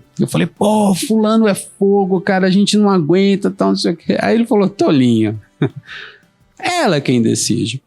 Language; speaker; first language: Portuguese; native; Portuguese